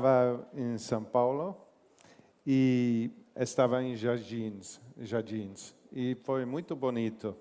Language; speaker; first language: Portuguese; non-native, learner; English